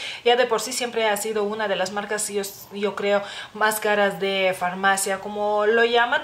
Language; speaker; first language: Spanish; non-native, fluent; Lithuanian